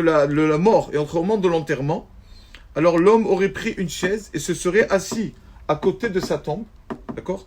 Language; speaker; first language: French; native; French